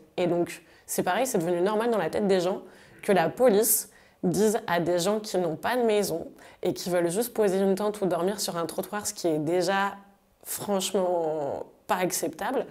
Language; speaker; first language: French; native; French